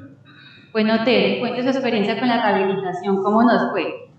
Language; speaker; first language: Spanish; native; Spanish